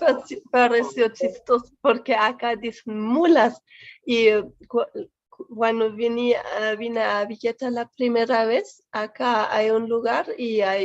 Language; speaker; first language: Spanish; non-native, fluent; German